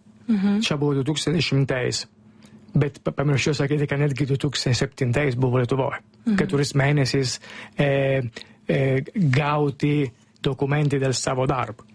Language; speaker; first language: Lithuanian; non-native, learner; Italian